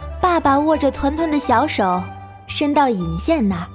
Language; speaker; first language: Chinese; native; Chinese